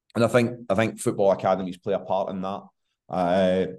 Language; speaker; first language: English; native; English